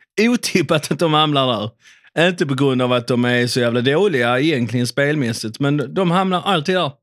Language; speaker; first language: Swedish; native; Swedish